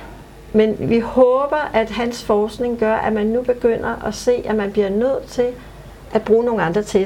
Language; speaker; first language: Danish; native; Danish